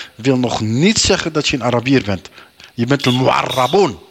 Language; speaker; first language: Dutch; native; Dutch